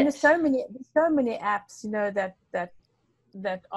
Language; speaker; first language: English; non-native, local second language; Afrikaans